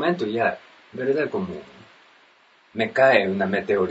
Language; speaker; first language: Spanish; non-native, learner; Japanese